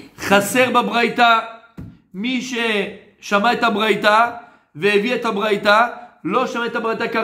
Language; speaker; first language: Hebrew; non-native, fluent; French